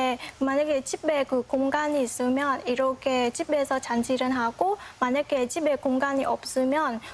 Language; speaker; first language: Korean; non-native, fluent; Vietnamese